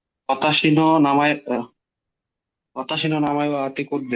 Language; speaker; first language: Japanese; non-native, learner; Bangla